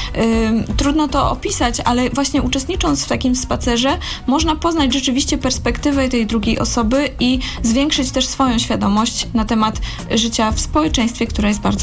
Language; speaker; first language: Polish; native; Polish